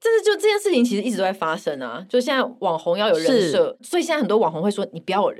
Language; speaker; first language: Chinese; native; Chinese